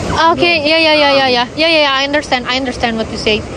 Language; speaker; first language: English; non-native, learner; Indonesian